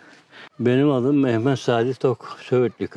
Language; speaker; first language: Turkish; native; Turkish